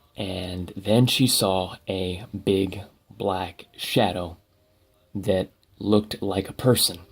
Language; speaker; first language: English; native; English